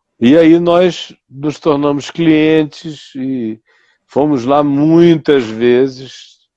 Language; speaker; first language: Portuguese; native; Portuguese